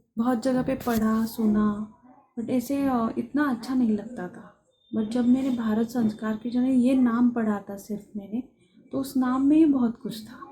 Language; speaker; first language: Hindi; non-native, local second language; Marathi